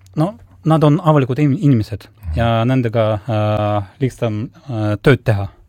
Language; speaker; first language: Estonian; non-native, local second language; Russian